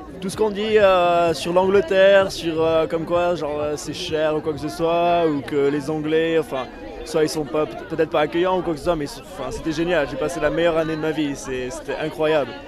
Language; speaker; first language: French; native; French